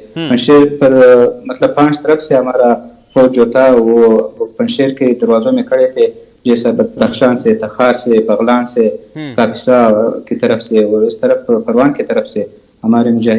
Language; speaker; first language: Urdu; non-native, fluent; Pashto